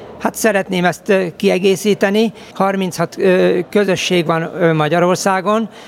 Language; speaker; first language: Hungarian; native; Hungarian